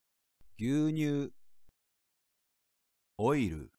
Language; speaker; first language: Japanese; non-native, learner; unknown